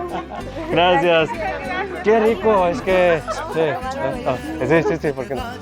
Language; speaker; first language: Spanish; non-native, learner; Korean